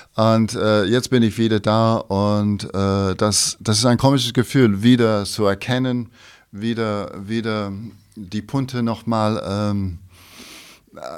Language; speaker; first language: German; non-native, fluent; English